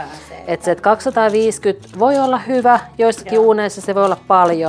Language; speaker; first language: Finnish; native; Finnish